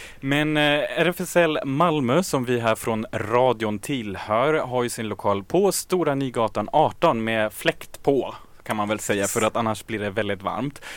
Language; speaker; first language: Swedish; native; Swedish